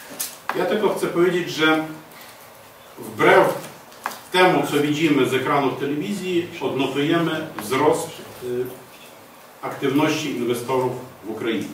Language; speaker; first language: Polish; non-native, fluent; Ukrainian